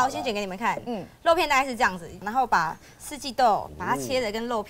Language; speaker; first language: Chinese; native; Chinese